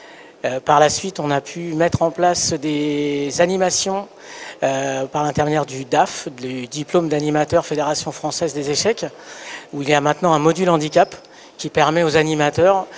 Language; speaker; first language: French; native; French